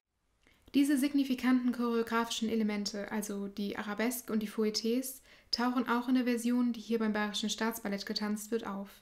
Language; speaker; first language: German; native; German